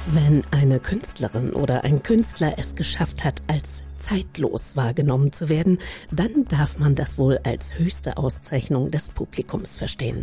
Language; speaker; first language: German; native; German